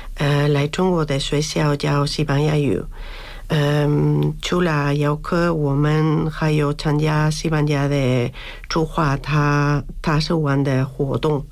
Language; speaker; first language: Chinese; non-native, fluent; Spanish